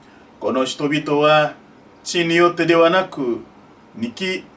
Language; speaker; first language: Japanese; non-native, fluent; French